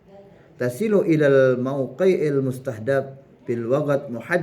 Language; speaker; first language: Arabic; non-native, learner; Indonesian